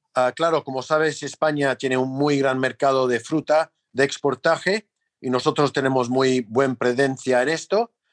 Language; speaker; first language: Spanish; non-native, fluent; English